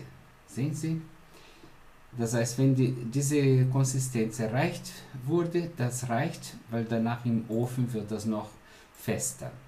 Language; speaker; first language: German; non-native, fluent; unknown